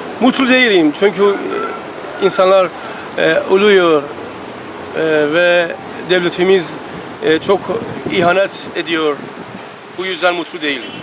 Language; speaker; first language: Turkish; non-native, learner; Persian